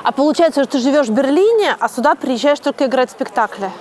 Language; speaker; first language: Russian; native; Russian